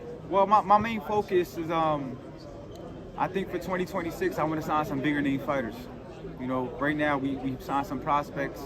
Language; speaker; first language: English; native; English